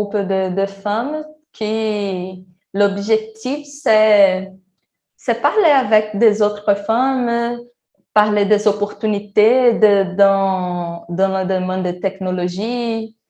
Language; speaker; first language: French; non-native, learner; Portuguese